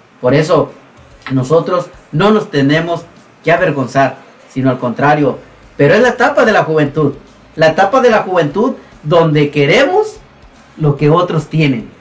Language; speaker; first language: Spanish; native; Spanish